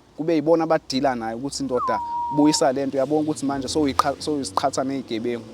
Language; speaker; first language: Zulu; native; Zulu